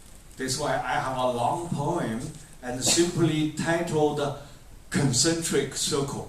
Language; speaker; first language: English; non-native, fluent; Chinese